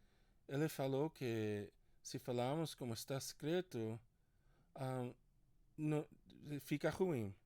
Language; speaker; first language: Portuguese; non-native, learner; English